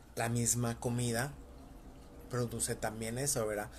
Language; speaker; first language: Spanish; native; Spanish